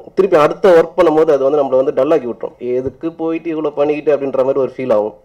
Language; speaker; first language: Tamil; native; Tamil